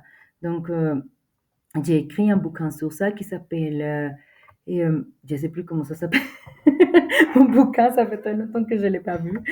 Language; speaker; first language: French; non-native, fluent; Spanish